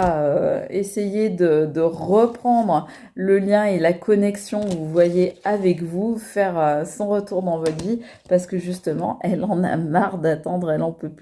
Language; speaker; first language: French; native; French